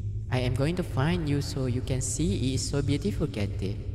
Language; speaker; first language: English; non-native, local second language; Malay